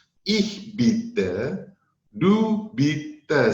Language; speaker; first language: German; non-native, fluent; Indonesian